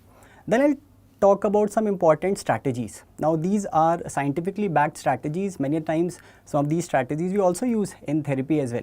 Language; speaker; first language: English; non-native, local second language; Hindi